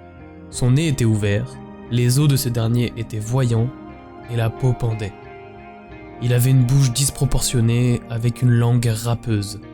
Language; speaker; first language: French; native; French